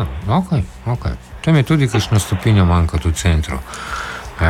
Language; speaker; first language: Slovenian; native; Slovenian